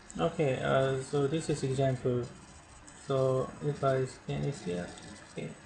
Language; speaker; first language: English; non-native, learner; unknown